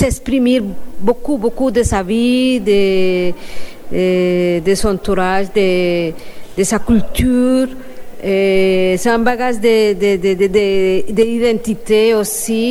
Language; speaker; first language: French; non-native, fluent; Spanish